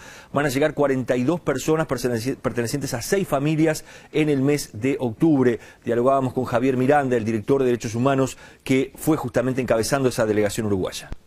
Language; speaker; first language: Spanish; native; Spanish